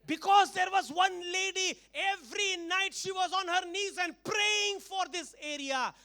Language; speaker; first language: English; non-native, local second language; Marathi